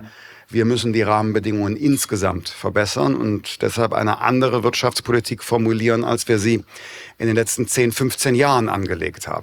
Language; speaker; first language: German; native; German